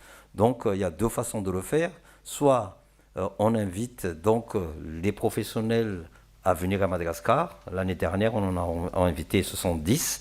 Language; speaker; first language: French; non-native, local second language; Malagasy